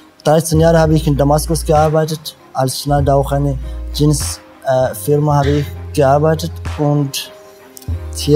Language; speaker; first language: German; non-native, learner; Arabic